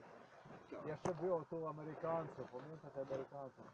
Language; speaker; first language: Polish; non-native, learner; Ukrainian